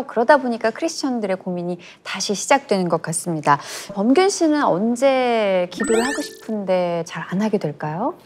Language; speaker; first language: Korean; native; Korean